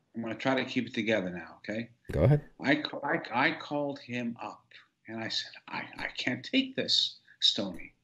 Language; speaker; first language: English; native; English